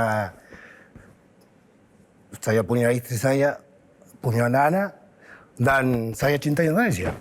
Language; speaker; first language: Indonesian; non-native, fluent; Spanish